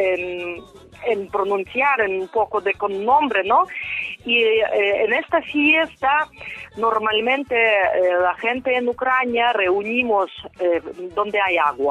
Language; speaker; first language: Spanish; non-native, fluent; Ukrainian